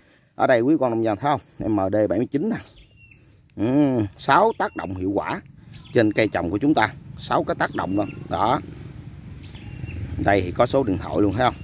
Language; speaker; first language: Vietnamese; native; Vietnamese